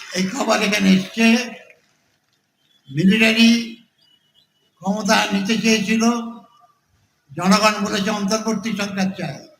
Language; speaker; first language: Bangla; native; Bangla